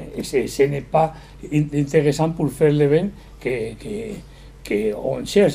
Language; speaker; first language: French; non-native, learner; Spanish